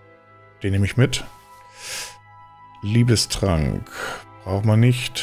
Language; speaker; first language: German; native; German